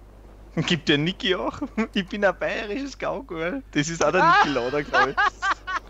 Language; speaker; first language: German; native; German